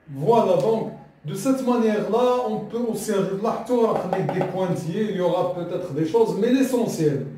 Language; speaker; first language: French; non-native, local second language; Arabic